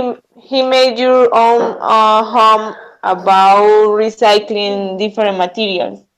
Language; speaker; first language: English; non-native, learner; Spanish